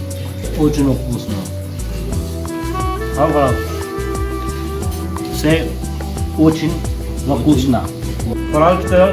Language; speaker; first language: Russian; non-native, learner; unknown